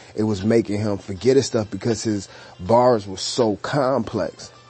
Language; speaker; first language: English; native; English